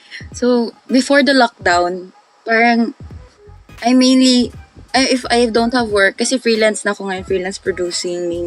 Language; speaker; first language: Filipino; non-native, local second language; Cebuano